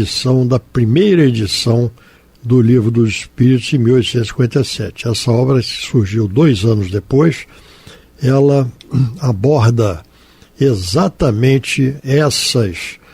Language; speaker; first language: Portuguese; native; Portuguese